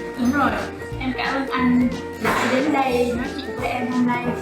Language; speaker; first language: Vietnamese; native; Vietnamese